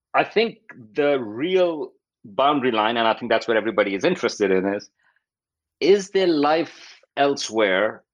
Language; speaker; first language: English; non-native, local second language; Urdu